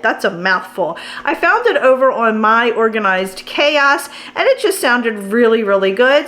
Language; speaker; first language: English; native; English